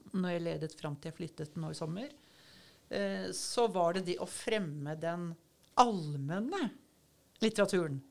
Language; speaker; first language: Norwegian; native; Norwegian